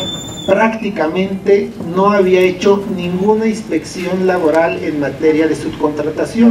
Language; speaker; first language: Spanish; native; Spanish